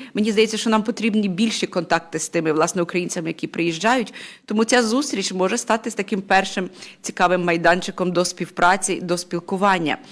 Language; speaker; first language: Ukrainian; native; Ukrainian